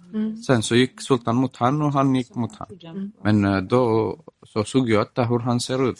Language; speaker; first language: Swedish; non-native, fluent; Arabic